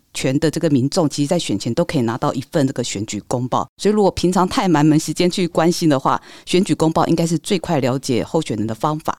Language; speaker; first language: Chinese; native; Chinese